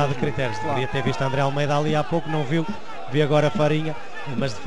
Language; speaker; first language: Portuguese; native; Portuguese